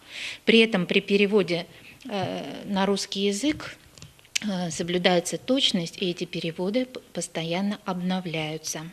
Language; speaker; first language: Russian; native; Russian